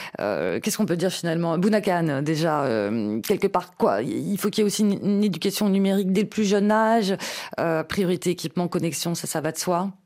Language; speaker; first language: French; native; French